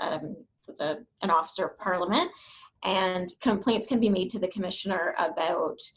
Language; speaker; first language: English; native; English